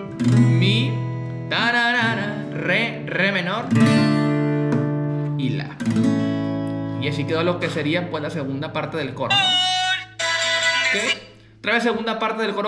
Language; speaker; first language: Spanish; native; Spanish